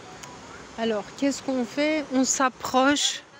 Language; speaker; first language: French; non-native, fluent; Turkish